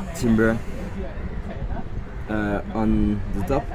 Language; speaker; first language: English; non-native, learner; French